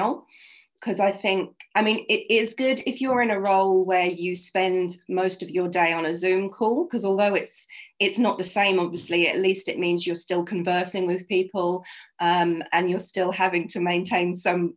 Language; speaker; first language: English; native; English